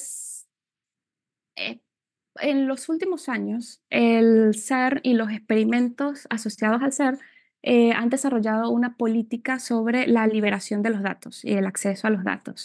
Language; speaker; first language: Spanish; native; Spanish